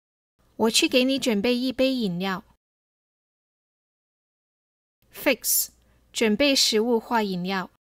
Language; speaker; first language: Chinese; native; Chinese